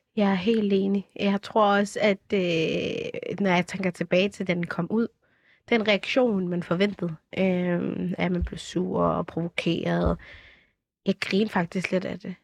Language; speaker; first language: Danish; early bilingual, other home language; Somali